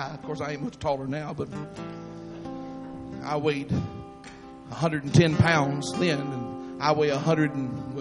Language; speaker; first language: English; native; English